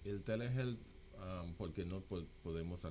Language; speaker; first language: Spanish; non-native, local second language; English